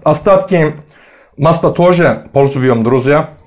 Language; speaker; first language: Russian; non-native, learner; Turkish